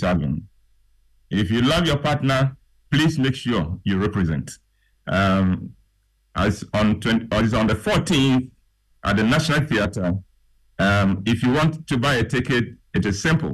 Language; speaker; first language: English; non-native, local second language; Akan